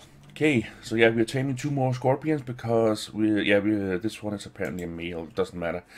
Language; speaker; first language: English; non-native, fluent; Danish